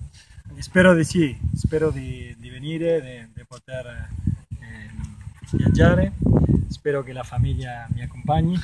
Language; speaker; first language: Italian; non-native, fluent; Spanish